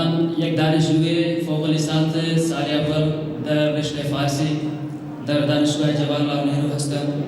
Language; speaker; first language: Persian; non-native, learner; Hindi